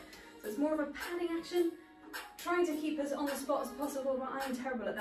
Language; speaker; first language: English; native; English